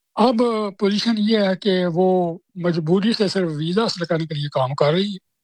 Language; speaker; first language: Urdu; native; Urdu